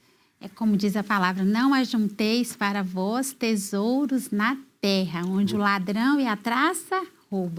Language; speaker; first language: Portuguese; native; Portuguese